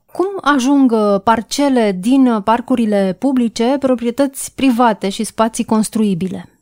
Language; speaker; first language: Romanian; native; Romanian